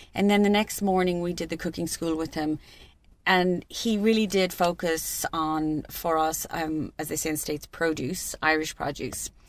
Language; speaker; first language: English; native; English